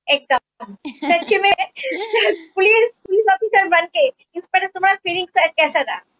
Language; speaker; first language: Hindi; non-native, local second language; Bangla